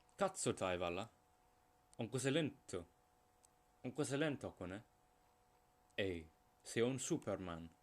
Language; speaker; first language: Finnish; non-native, learner; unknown